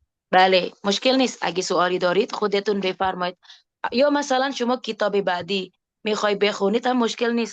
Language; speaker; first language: Persian; non-native, fluent; Indonesian